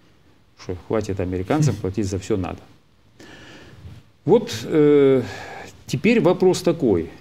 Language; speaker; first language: Russian; native; Russian